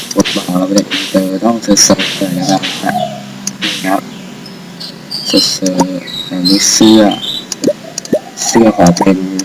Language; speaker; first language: Thai; native; Thai